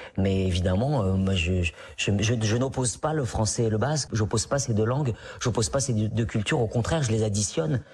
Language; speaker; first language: French; non-native, local second language; Basque